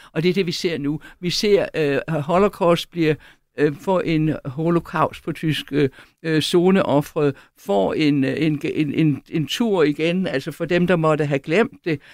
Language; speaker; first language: Danish; native; Danish